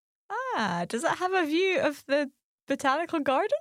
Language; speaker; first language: English; native; English